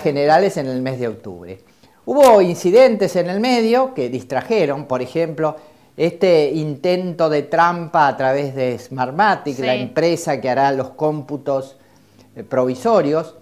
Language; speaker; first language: Spanish; native; Spanish